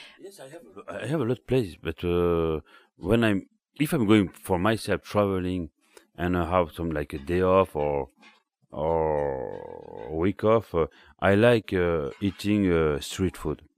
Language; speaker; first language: English; non-native, learner; French